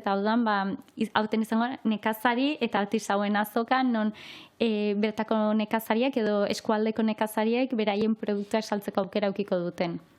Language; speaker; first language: Basque; native; Basque